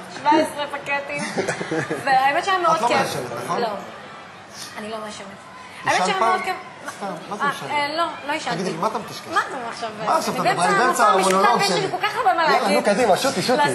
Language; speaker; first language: Hebrew; native; Hebrew